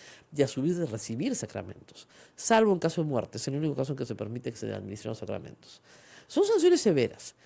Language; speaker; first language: Spanish; native; Spanish